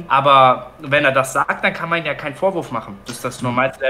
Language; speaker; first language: German; native; German